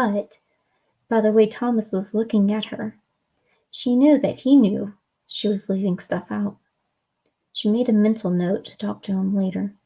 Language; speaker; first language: English; native; English